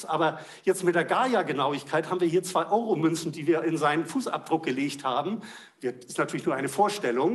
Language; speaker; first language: German; native; German